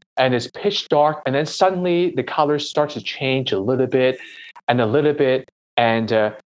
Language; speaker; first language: English; non-native, local second language; Cantonese